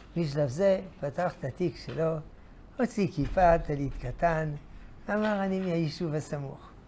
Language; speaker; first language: Hebrew; non-native, fluent; French